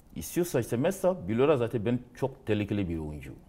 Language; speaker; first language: Turkish; non-native, learner; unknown